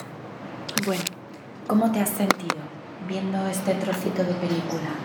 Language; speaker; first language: Spanish; native; Spanish